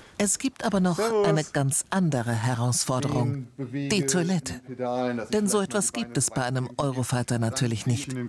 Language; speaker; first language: German; native; German